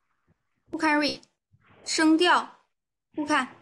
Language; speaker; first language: English; non-native, learner; Chinese